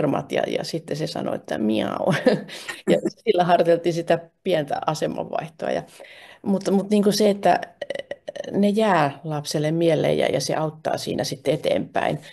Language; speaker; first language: Finnish; native; Finnish